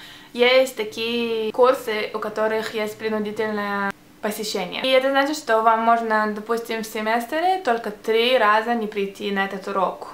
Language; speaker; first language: Russian; early bilingual, heritage; Russian